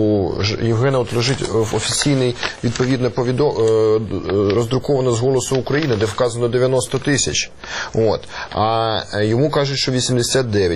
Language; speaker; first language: Ukrainian; native; Ukrainian